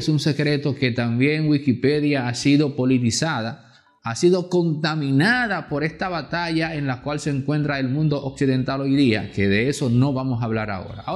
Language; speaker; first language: Spanish; native; Spanish